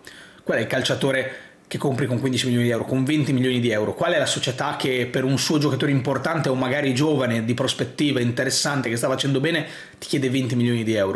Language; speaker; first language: Italian; native; Italian